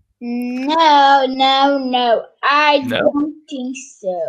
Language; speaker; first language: English; non-native, learner; Turkish